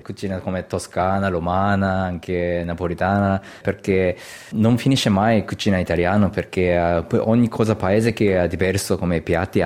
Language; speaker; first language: Italian; non-native, learner; Japanese